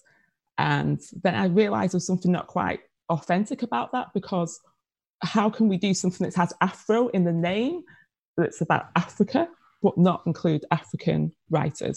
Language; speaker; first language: English; native; English